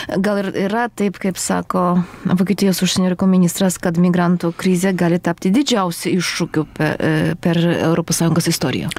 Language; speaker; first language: Lithuanian; non-native, local second language; Polish